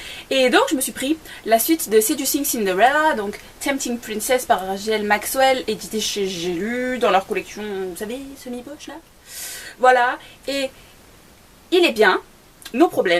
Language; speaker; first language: French; native; French